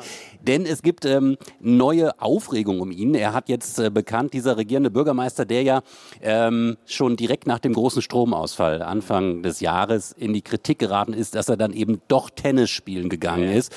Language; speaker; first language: German; native; German